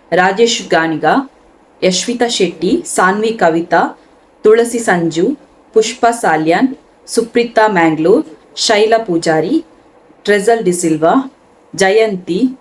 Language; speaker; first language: Kannada; non-native, local second language; Tulu